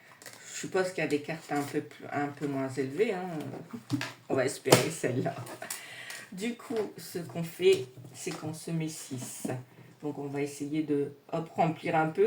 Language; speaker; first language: French; native; French